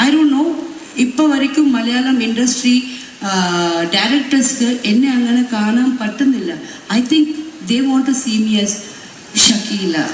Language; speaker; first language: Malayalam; non-native, local second language; Tamil